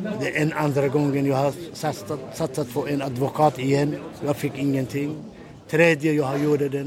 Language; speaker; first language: Swedish; non-native, fluent; Somali